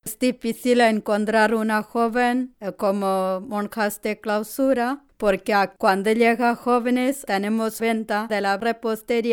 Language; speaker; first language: Spanish; non-native, learner; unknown